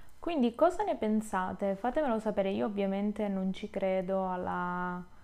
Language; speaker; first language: Italian; native; Italian